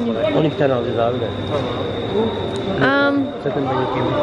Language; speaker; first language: Turkish; native; Turkish